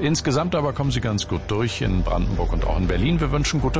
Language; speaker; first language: German; native; German